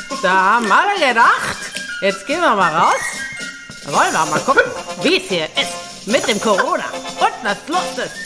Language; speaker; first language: German; native; German